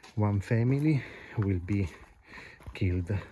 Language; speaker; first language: English; non-native, fluent; Italian